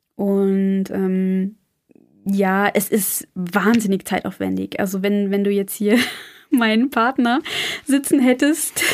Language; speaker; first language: German; native; German